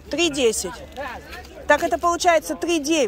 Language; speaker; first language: Russian; native; Russian